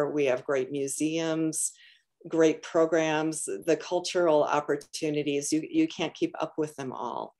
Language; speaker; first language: English; native; English